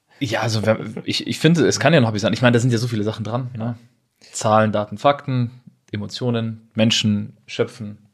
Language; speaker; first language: German; native; German